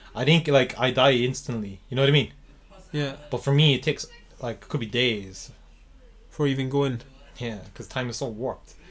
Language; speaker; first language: English; native; English